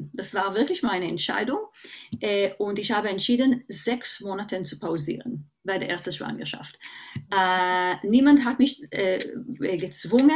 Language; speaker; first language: German; non-native, fluent; Hebrew